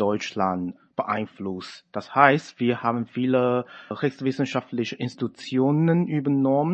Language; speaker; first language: German; non-native, fluent; Chinese